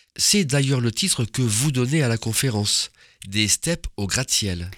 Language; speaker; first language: French; native; French